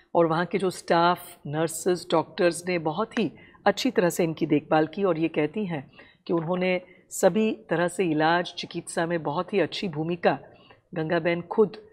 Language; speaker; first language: Hindi; non-native, local second language; Tamil